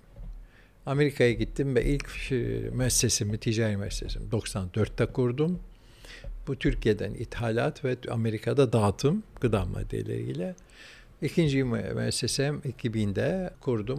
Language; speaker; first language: Turkish; early bilingual, heritage; Turkish